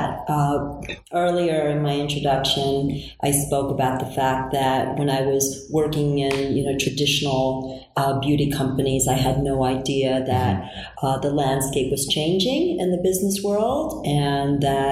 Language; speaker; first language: English; early bilingual, other home language; Korean